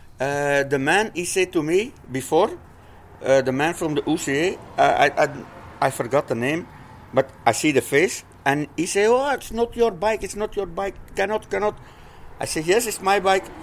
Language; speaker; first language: English; non-native, learner; Dutch